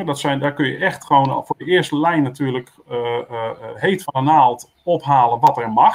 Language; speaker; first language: Dutch; native; Dutch